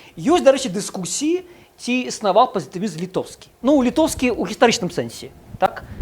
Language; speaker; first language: Belarusian; non-native, local second language; Russian